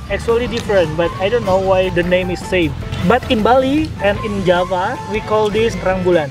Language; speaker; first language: English; non-native, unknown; Indonesian